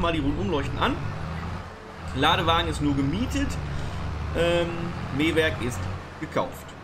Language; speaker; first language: German; native; German